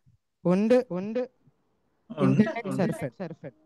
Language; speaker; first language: German; non-native, learner; Telugu